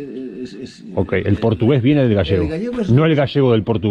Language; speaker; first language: Spanish; native; Spanish